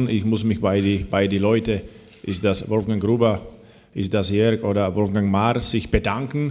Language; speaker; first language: German; non-native, fluent; Slovak